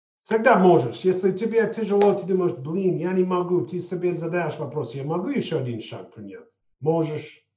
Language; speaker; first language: Russian; non-native, fluent; English